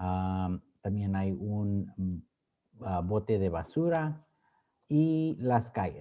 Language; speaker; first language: Spanish; early bilingual, other home language; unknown